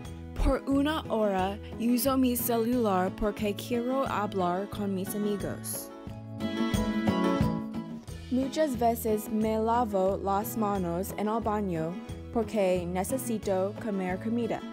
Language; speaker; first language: Spanish; non-native, learner; English